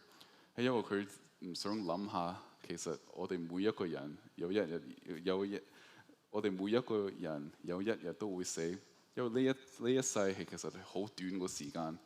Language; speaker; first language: Cantonese; early bilingual, heritage; Cantonese